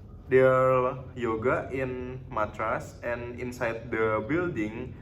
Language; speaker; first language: English; non-native, learner; Indonesian